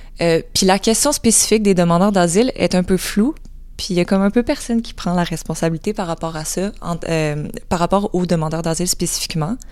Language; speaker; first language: French; native; French